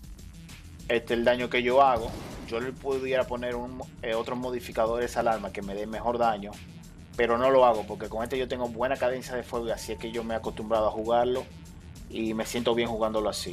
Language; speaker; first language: Spanish; native; Spanish